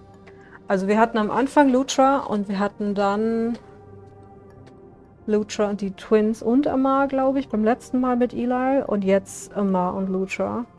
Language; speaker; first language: German; native; German